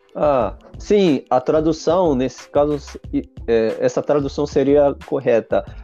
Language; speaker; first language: Portuguese; non-native, fluent; Japanese